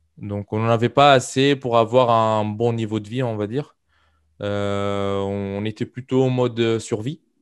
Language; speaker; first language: French; non-native, local second language; Arabic